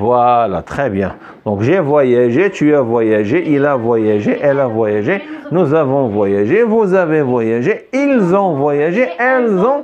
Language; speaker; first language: French; non-native, fluent; Arabic